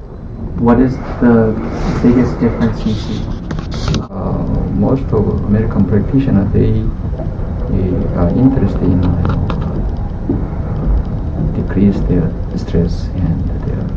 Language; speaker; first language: English; non-native, learner; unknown